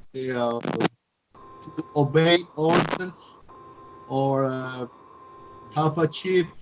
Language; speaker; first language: English; non-native, learner; Spanish